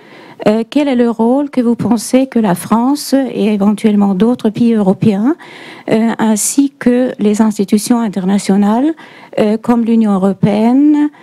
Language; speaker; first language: French; non-native, fluent; Norwegian